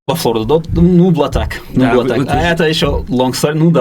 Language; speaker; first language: Russian; non-native, local second language; Uzbek